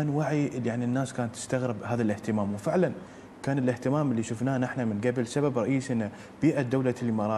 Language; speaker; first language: Arabic; native; Arabic